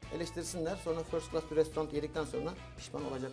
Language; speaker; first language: Turkish; native; Turkish